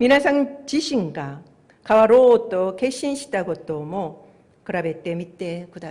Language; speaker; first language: Japanese; non-native, fluent; Korean